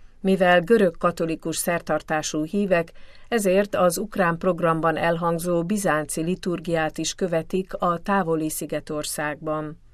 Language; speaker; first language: Hungarian; native; Hungarian